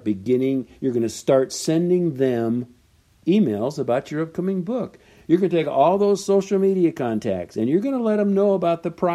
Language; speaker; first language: English; native; English